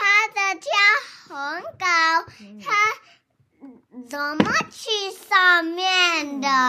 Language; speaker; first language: Chinese; early bilingual, heritage; Chinese